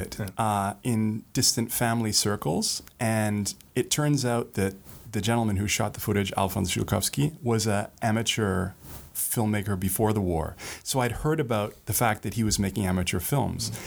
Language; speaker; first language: English; native; English